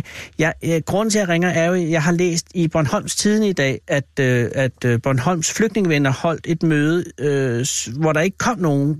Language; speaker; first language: Danish; native; Danish